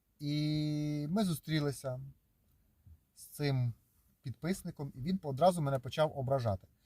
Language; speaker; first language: Ukrainian; native; Ukrainian